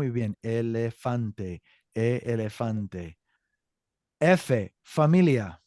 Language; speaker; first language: Spanish; non-native, fluent; English